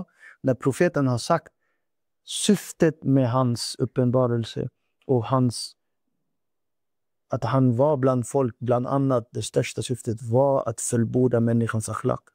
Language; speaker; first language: Swedish; non-native, fluent; Urdu